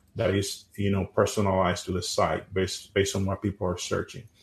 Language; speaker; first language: English; non-native, fluent; Spanish